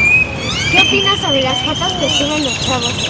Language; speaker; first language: Spanish; native; Spanish